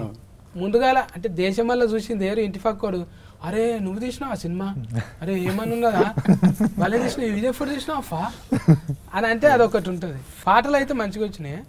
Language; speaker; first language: Telugu; native; Telugu